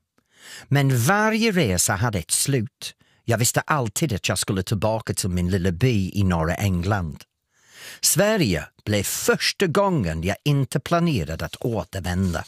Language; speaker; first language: Swedish; non-native, fluent; English